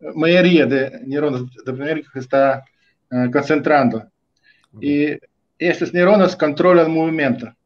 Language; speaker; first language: Spanish; non-native, fluent; Russian